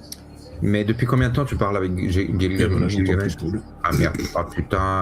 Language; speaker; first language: French; native; French